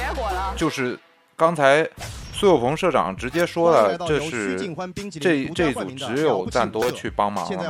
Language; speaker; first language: Chinese; native; Chinese